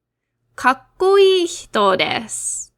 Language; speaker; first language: Japanese; non-native, fluent; English